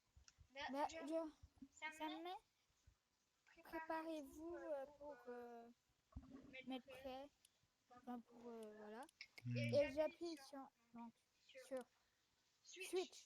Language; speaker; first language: French; native; French